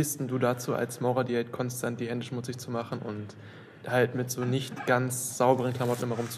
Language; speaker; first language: German; native; German